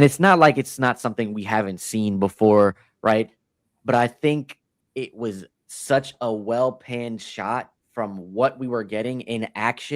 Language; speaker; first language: English; native; English